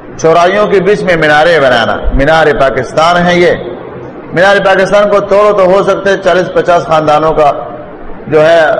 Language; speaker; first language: Urdu; non-native, local second language; Pashto